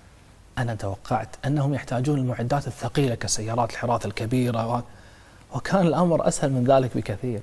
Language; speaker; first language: Arabic; native; Arabic